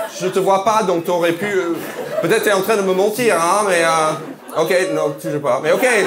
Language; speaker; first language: French; non-native, fluent; English